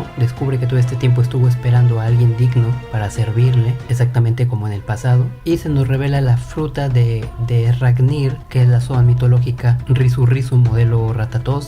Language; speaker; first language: Spanish; native; Spanish